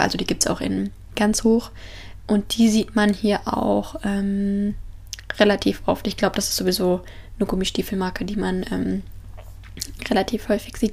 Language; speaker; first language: German; native; German